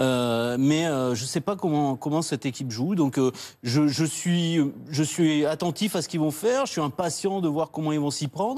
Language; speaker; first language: French; native; French